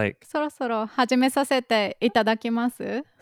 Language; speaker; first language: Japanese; non-native, fluent; English